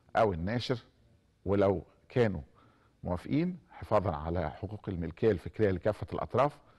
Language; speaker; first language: Arabic; native; Arabic